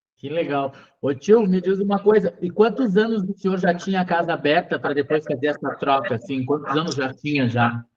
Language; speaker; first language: Portuguese; native; Portuguese